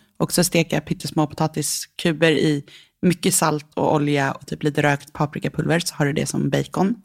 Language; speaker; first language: Swedish; native; Swedish